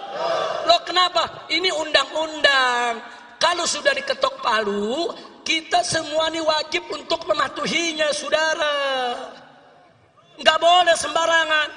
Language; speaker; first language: Indonesian; native; Indonesian